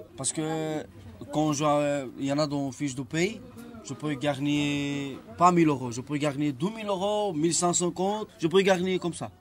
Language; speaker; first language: French; non-native, learner; Romany